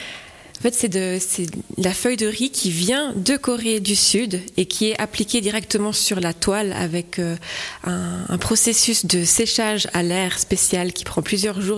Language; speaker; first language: French; native; French